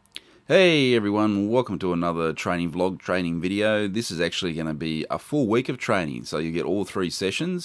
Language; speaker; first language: English; native; English